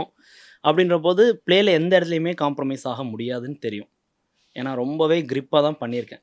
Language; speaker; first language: Tamil; native; Tamil